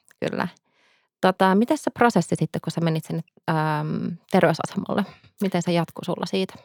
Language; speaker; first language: Finnish; native; Finnish